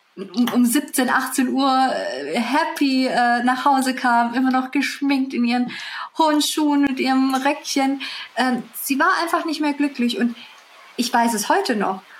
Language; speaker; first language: German; early bilingual, other home language; Russian